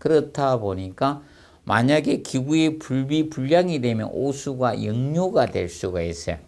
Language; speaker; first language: Korean; native; Korean